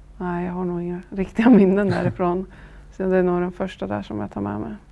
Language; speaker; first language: Swedish; native; Swedish